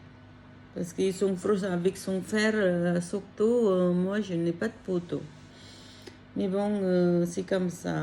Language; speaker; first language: French; non-native, learner; Filipino